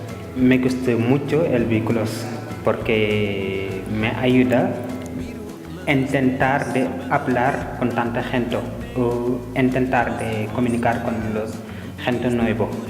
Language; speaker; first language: Spanish; non-native, learner; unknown